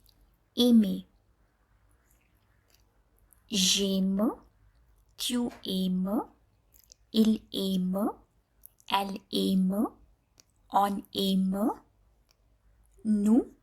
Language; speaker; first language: French; non-native, fluent; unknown